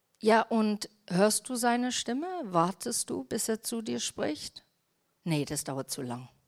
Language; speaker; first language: German; non-native, fluent; English